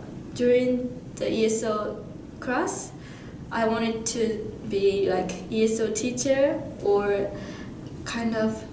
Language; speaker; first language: English; non-native, learner; Japanese